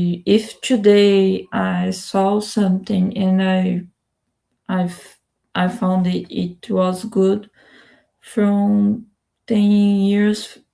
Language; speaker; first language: English; non-native, learner; Spanish